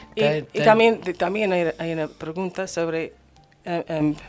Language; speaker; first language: Spanish; non-native, learner; English